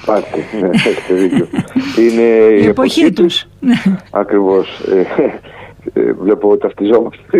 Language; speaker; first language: Greek; native; Greek